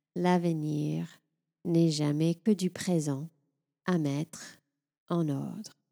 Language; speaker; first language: French; non-native, fluent; English